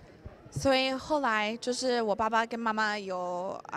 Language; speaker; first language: Chinese; early bilingual, heritage; English